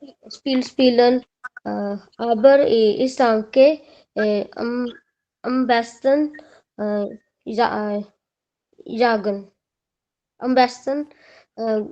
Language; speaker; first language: German; non-native, learner; Hindi